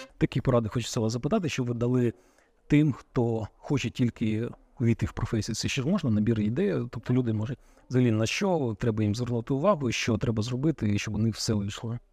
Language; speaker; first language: Ukrainian; native; Ukrainian